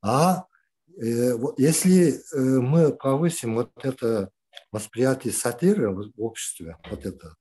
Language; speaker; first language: Russian; non-native, local second language; Kyrgyz